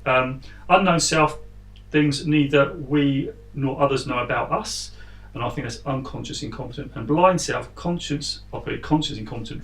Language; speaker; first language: English; native; English